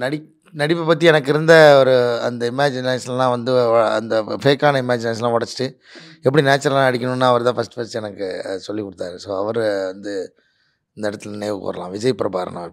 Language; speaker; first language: Tamil; native; Tamil